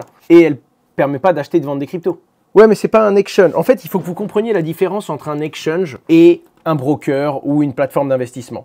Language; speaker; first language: French; native; French